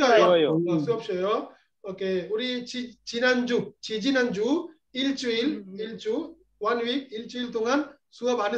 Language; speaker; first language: Korean; non-native, learner; Bangla